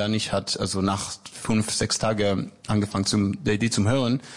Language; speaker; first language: German; non-native, learner; Hebrew